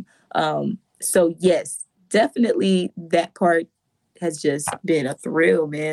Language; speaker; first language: English; native; English